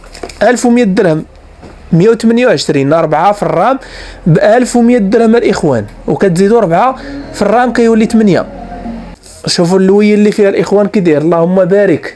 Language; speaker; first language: Arabic; native; Arabic